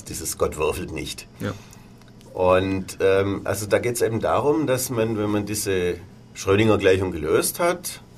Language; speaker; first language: German; native; German